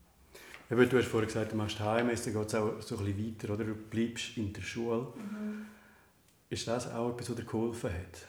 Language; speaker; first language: German; native; German